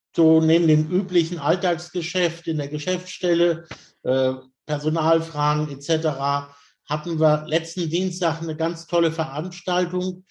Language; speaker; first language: German; native; German